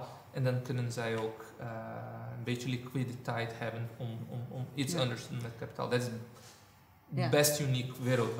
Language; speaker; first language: Dutch; non-native, fluent; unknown